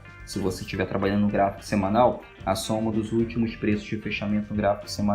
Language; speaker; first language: Portuguese; native; Portuguese